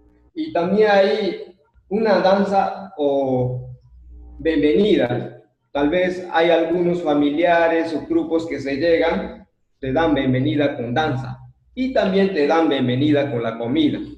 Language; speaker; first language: Spanish; non-native, local second language; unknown